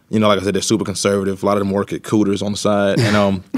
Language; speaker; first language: English; native; English